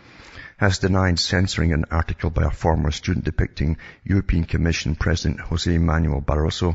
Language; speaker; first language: English; native; English